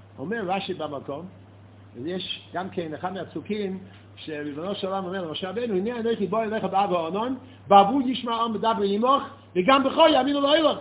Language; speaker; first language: Hebrew; non-native, fluent; English